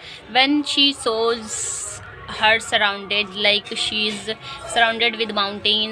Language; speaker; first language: English; non-native, learner; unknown